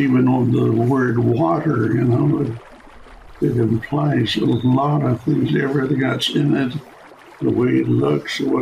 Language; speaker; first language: English; non-native, fluent; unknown